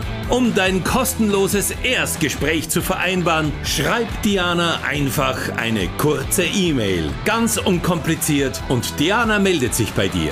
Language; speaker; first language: German; native; German